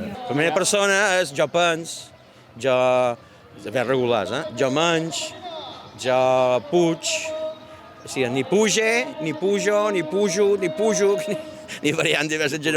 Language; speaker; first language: Catalan; native; Catalan